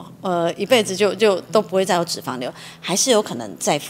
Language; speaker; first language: Chinese; native; Chinese